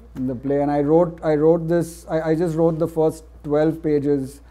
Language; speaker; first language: English; non-native, local second language; Gujarati